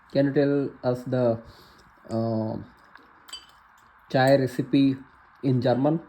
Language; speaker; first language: English; non-native, local second language; Bangla